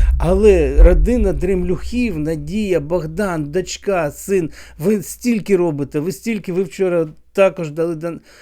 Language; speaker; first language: Ukrainian; native; Ukrainian